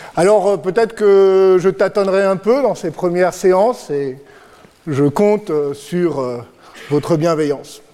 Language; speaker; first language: French; native; French